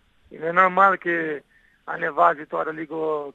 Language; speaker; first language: Greek; non-native, learner; Portuguese